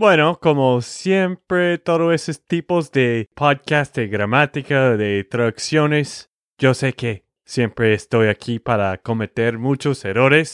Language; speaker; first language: Spanish; non-native, fluent; English